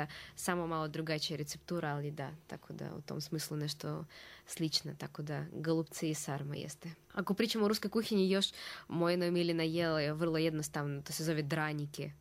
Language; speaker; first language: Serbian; non-native, fluent; Russian